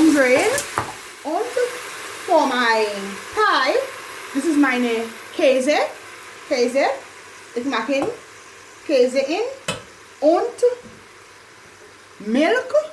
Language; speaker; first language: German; non-native, learner; English